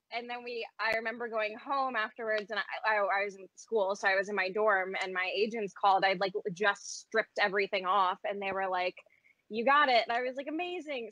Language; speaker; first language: English; native; English